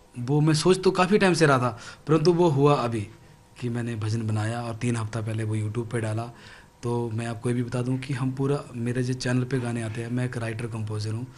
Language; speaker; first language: Hindi; native; Hindi